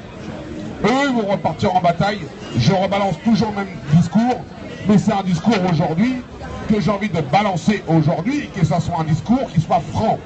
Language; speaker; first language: French; native; French